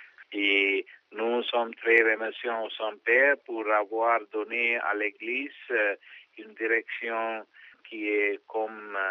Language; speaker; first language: French; non-native, fluent; Sinhala